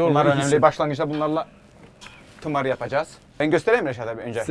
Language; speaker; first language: Turkish; native; Turkish